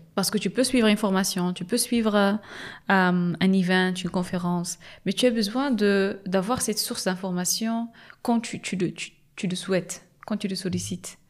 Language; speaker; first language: French; non-native, local second language; Arabic